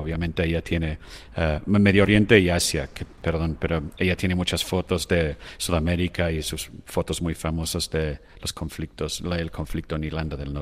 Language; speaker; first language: Spanish; non-native, fluent; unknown